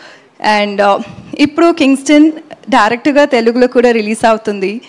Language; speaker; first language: Telugu; non-native, learner; Tamil